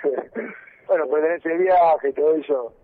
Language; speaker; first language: Spanish; native; Spanish